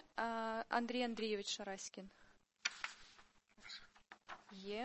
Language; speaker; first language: Ukrainian; native; Ukrainian